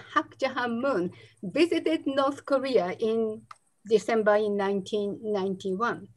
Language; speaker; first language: English; non-native, fluent; Japanese